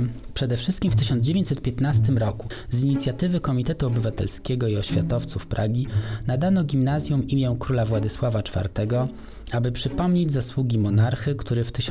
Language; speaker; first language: Polish; native; Polish